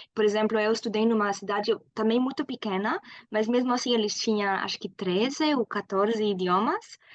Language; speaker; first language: Portuguese; non-native, fluent; German